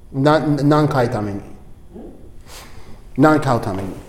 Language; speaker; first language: Japanese; non-native, learner; English